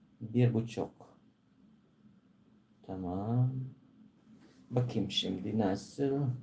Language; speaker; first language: Turkish; non-native, learner; Filipino